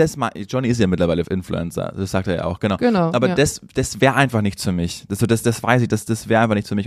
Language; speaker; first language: German; native; German